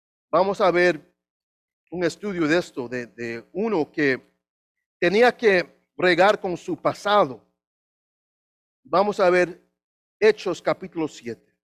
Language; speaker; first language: Spanish; non-native, learner; English